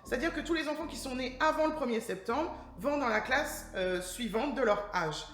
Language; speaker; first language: French; native; French